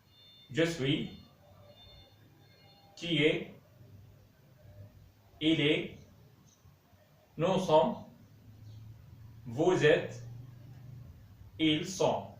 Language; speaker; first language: French; non-native, local second language; Arabic